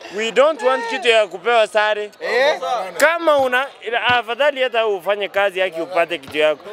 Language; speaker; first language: Swahili; non-native, local second language; Gusii